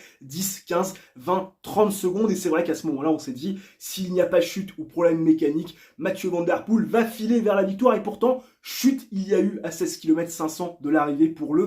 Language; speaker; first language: French; native; French